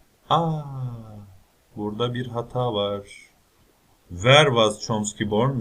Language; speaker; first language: English; non-native, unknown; Turkish